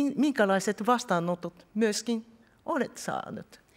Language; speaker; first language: Finnish; non-native, fluent; Japanese